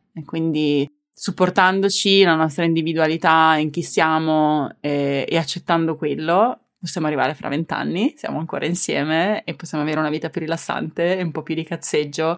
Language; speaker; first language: Italian; native; Italian